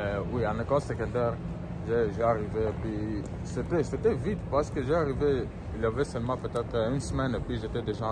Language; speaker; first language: French; early bilingual, heritage; French